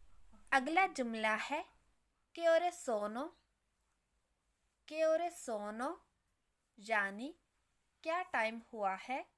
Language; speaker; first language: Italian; non-native, fluent; Urdu